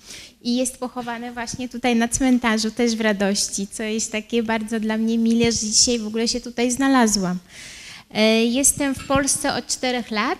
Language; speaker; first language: Polish; early bilingual, heritage; Arabic